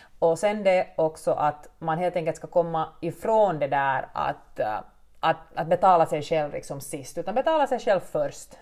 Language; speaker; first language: Swedish; native; Swedish